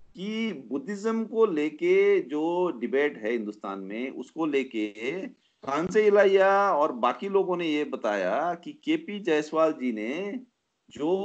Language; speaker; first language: Hindi; non-native, local second language; Nepali